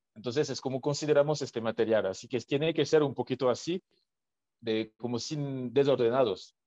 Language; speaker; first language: Spanish; non-native, fluent; French